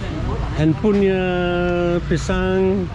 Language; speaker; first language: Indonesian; non-native, learner; English